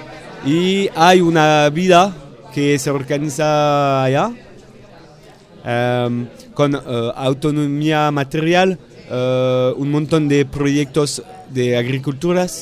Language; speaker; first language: Spanish; non-native, fluent; French